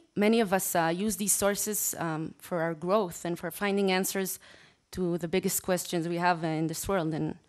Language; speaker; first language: English; non-native, fluent; Hebrew